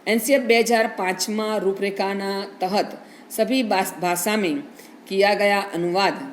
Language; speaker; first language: Hindi; non-native, local second language; Gujarati